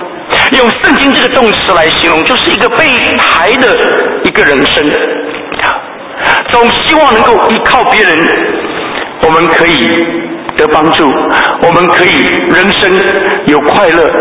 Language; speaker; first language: Chinese; native; Chinese